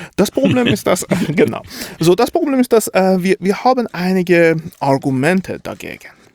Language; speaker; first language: German; non-native, fluent; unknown